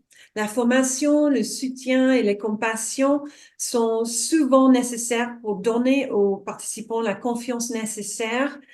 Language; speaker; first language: French; non-native, fluent; English